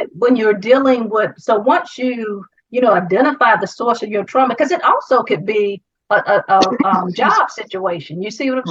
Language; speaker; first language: English; native; English